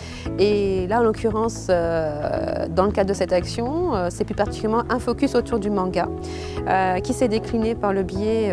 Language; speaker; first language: French; native; French